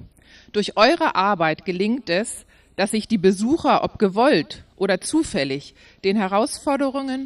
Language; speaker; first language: German; native; German